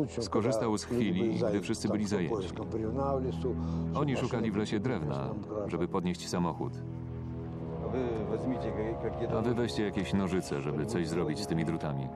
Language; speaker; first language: Polish; native; Polish